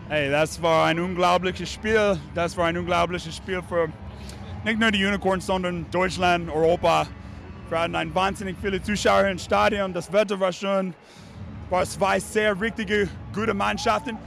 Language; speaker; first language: German; non-native, fluent; English